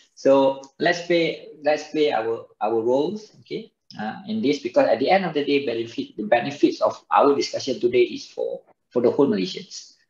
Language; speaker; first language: English; non-native, local second language; Malay